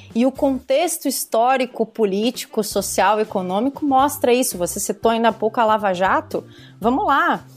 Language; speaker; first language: Portuguese; native; Portuguese